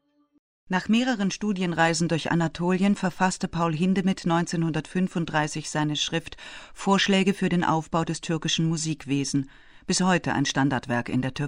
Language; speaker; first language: German; native; German